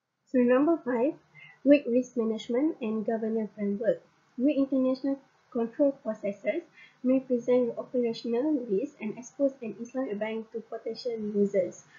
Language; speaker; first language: English; non-native, local second language; Malay